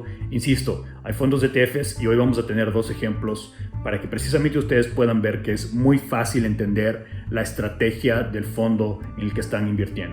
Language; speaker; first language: Spanish; native; Spanish